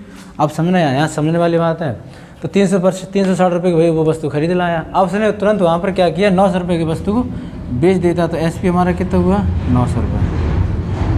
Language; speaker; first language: Hindi; native; Hindi